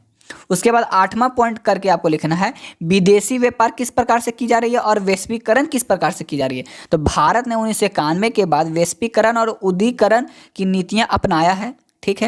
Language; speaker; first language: Hindi; native; Hindi